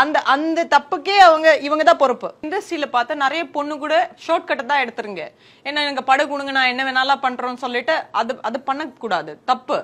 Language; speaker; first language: Tamil; non-native, learner; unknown